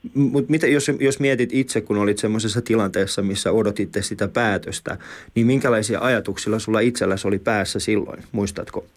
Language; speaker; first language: Finnish; early bilingual, other home language; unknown